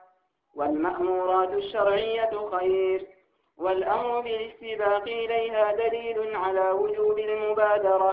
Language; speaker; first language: Arabic; native; Arabic